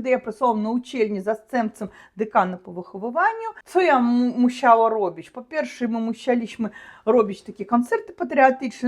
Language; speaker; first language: Polish; non-native, learner; Russian